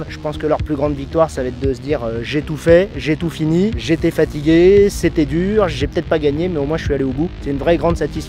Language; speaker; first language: French; native; French